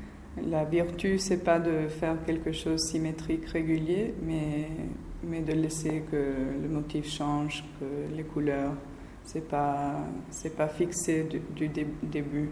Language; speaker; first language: French; non-native, fluent; Spanish